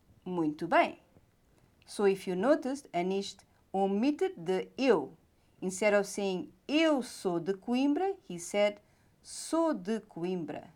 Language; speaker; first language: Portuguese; non-native, fluent; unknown